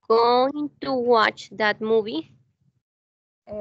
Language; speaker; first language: English; non-native, learner; Spanish